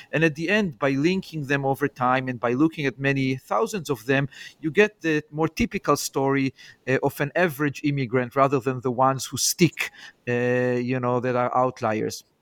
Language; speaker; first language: English; non-native, fluent; Hebrew